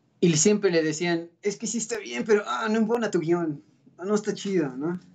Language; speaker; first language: Spanish; native; Spanish